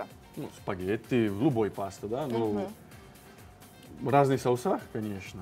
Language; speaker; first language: Russian; non-native, fluent; Italian